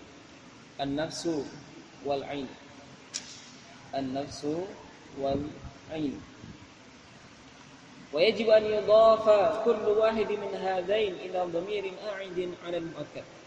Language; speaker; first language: Arabic; non-native, fluent; Indonesian